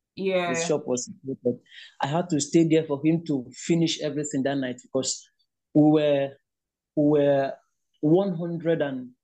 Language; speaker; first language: English; non-native, local second language; Igbo